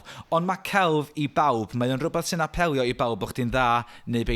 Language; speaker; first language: Welsh; native; Welsh